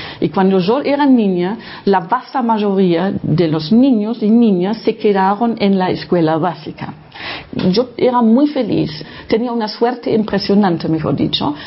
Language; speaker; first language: Spanish; non-native, fluent; Low German